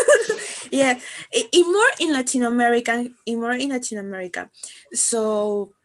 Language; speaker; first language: English; non-native, learner; Spanish